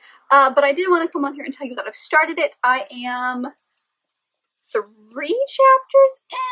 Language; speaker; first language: English; native; English